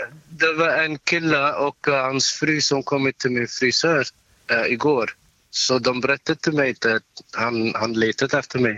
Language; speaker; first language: Swedish; non-native, learner; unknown